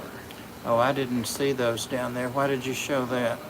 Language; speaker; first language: English; native; English